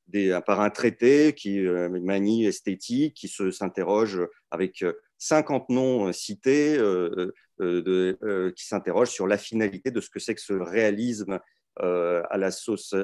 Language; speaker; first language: French; early bilingual, other home language; Russian